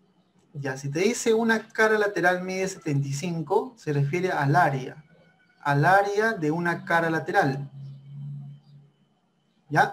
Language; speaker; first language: Spanish; native; Spanish